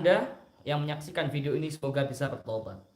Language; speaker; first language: Indonesian; native; Indonesian